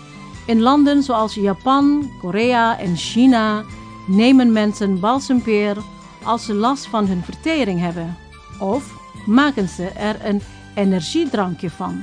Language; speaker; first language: Dutch; non-native, fluent; Indonesian